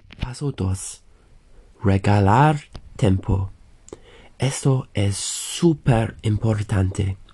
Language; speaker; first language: Spanish; non-native, learner; English